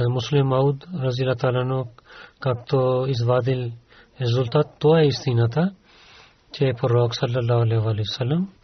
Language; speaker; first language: Bulgarian; non-native, learner; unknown